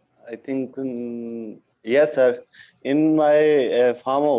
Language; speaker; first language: English; non-native, learner; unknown